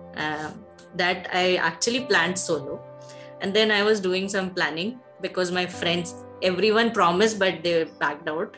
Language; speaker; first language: English; non-native, local second language; Hindi